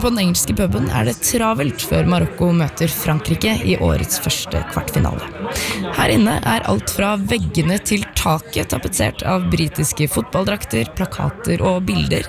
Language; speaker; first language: Norwegian; native; Norwegian